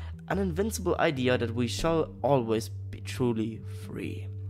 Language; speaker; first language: English; non-native, fluent; German